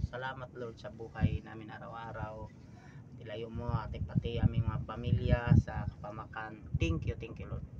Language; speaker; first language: Filipino; native; Filipino